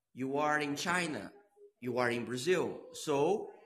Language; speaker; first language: English; non-native, learner; Portuguese